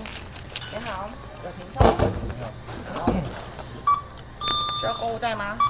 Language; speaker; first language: Chinese; native; Chinese